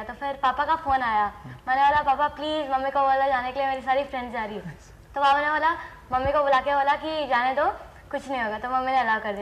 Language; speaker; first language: Hindi; native; Hindi